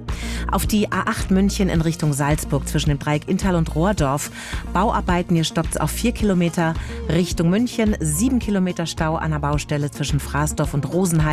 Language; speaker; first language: German; native; German